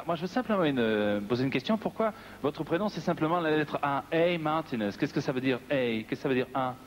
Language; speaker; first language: French; native; French